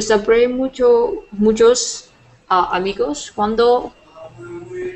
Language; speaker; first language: Spanish; non-native, learner; Vietnamese